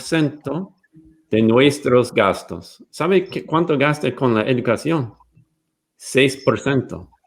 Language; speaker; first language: Spanish; non-native, fluent; English